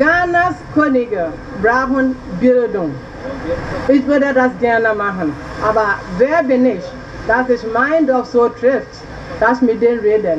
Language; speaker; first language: German; non-native, learner; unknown